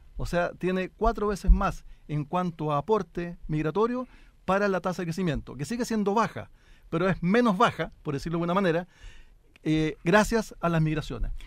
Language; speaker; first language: Spanish; native; Spanish